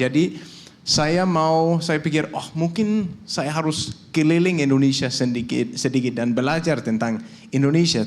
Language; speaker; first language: Indonesian; non-native, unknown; Danish